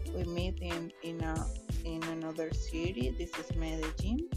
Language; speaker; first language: English; non-native, learner; Spanish